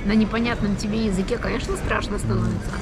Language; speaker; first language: Russian; native; Russian